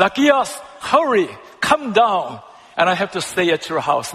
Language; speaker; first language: English; non-native, fluent; Korean